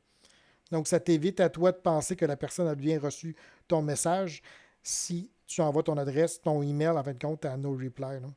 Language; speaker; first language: French; native; French